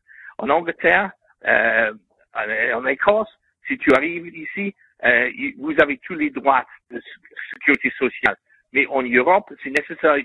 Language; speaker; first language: French; non-native, learner; English